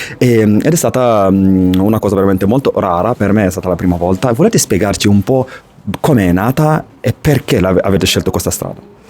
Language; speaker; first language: Italian; non-native, fluent; Fula